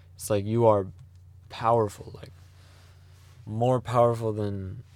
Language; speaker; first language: English; native; English